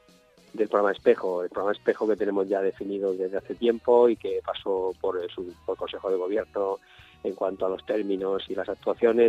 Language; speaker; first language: Spanish; native; Spanish